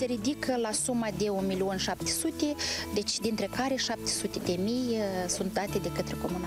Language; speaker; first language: Romanian; native; Romanian